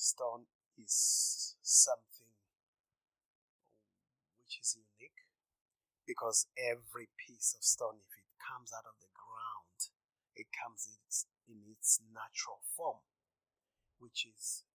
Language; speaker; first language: English; non-native, local second language; Shona